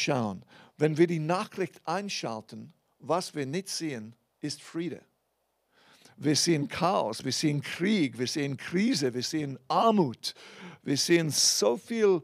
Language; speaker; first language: German; non-native, fluent; English